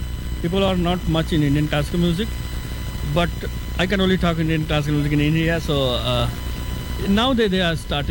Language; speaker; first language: English; non-native, local second language; Hindi